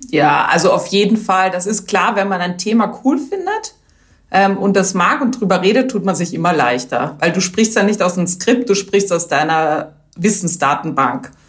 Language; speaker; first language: German; native; German